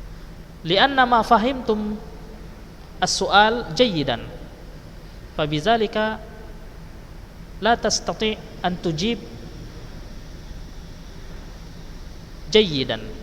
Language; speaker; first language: Arabic; non-native, fluent; Indonesian